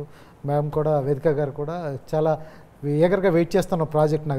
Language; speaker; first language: Telugu; native; Telugu